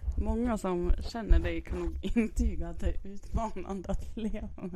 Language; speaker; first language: Swedish; native; Swedish